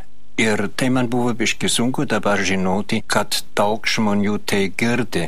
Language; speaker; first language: Lithuanian; non-native, fluent; German